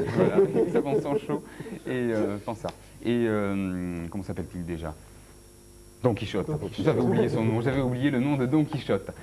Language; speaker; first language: French; native; French